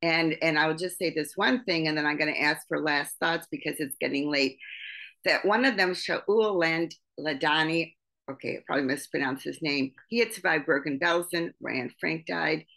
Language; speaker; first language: English; native; English